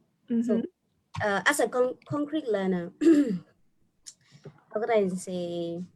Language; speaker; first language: English; non-native, learner; Burmese